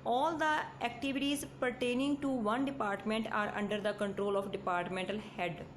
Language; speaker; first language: English; non-native, local second language; Punjabi